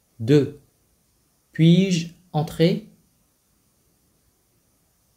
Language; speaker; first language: French; non-native, fluent; Vietnamese